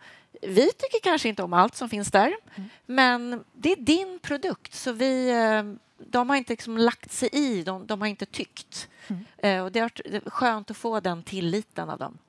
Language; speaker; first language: Swedish; native; Swedish